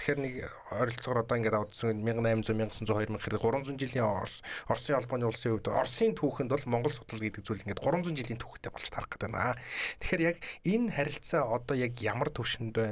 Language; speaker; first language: Mongolian; native; Mongolian